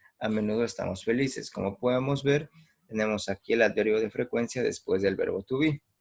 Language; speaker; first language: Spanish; native; Spanish